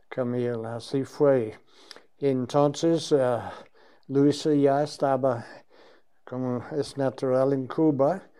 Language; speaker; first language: Spanish; non-native, fluent; English